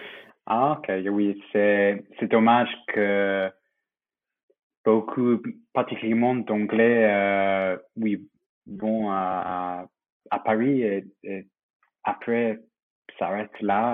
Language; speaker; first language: French; non-native, fluent; English